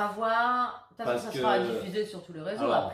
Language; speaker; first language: French; native; French